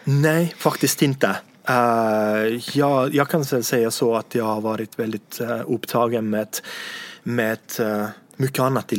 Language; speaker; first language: Swedish; non-native, fluent; Estonian